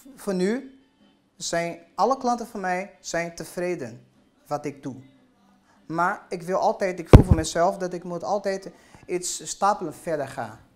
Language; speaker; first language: Dutch; non-native, learner; Portuguese